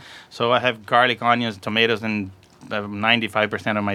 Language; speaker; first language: English; non-native, fluent; Portuguese